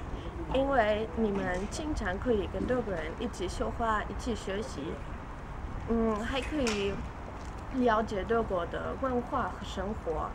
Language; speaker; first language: Chinese; non-native, learner; German